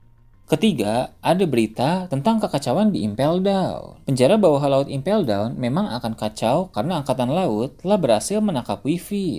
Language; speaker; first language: Indonesian; native; Indonesian